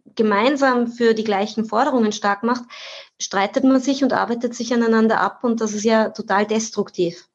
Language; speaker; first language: German; native; German